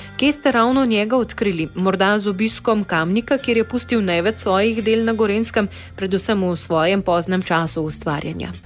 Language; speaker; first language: Slovenian; native; Slovenian